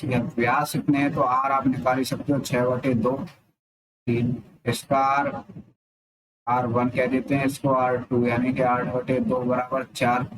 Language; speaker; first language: Hindi; native; Hindi